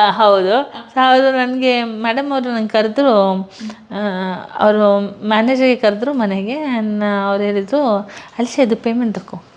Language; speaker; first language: Kannada; non-native, local second language; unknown